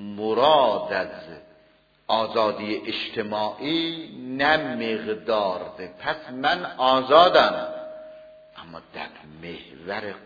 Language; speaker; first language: Persian; non-native, local second language; Azerbaijani